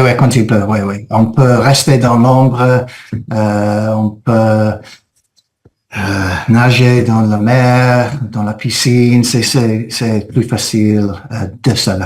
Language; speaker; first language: French; non-native, fluent; English